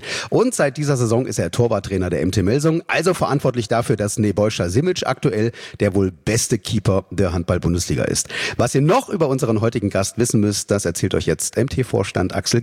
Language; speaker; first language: German; native; German